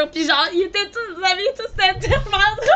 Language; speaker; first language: French; native; French